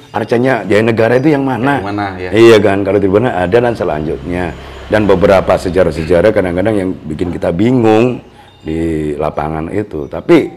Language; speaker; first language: Indonesian; native; Indonesian